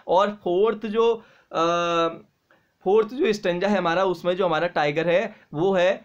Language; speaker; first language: Hindi; native; Hindi